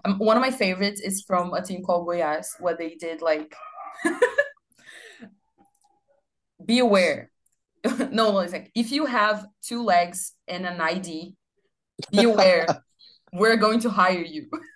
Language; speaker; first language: English; non-native, fluent; Portuguese